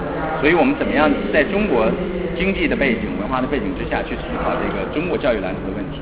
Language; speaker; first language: Chinese; native; Chinese